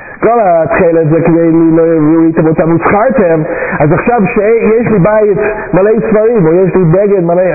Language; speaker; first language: Hebrew; non-native, fluent; English